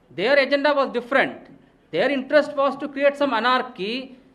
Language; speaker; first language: English; non-native, local second language; Tamil